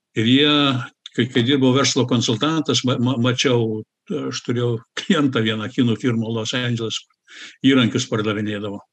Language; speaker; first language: Lithuanian; early bilingual, heritage; Lithuanian